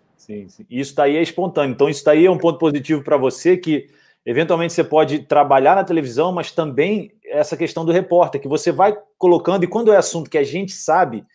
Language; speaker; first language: Portuguese; native; Portuguese